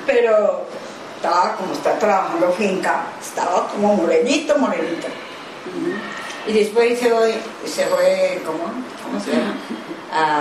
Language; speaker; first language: Spanish; non-native, learner; Japanese